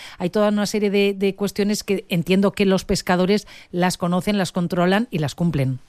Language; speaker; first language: Spanish; native; Spanish